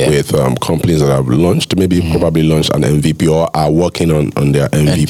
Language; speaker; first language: English; non-native, local second language; Yoruba